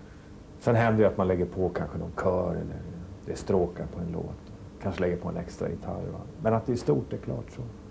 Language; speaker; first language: Swedish; native; Swedish